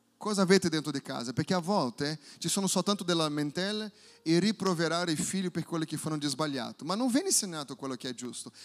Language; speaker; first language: Italian; non-native, fluent; Portuguese